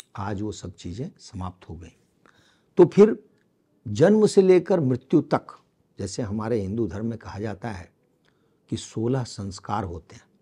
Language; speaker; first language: Hindi; native; Hindi